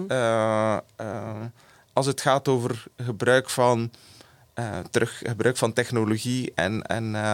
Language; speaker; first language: Dutch; native; Dutch